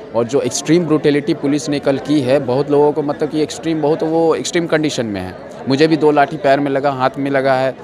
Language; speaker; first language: Hindi; native; Hindi